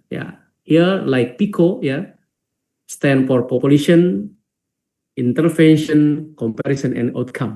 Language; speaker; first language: English; non-native, fluent; Indonesian